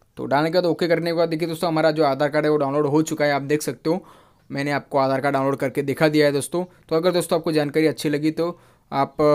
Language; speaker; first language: Hindi; non-native, local second language; Marathi